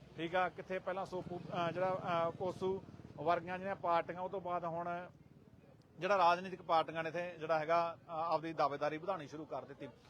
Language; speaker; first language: Punjabi; native; Punjabi